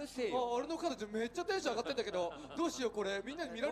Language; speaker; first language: Japanese; native; Japanese